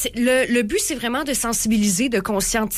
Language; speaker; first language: French; native; French